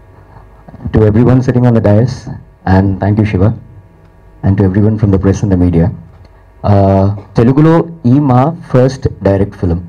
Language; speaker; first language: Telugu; non-native, learner; Tamil